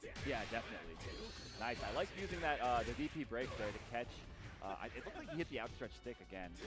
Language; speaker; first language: English; native; English